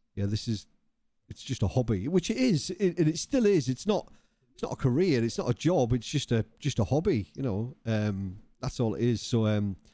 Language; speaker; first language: English; native; English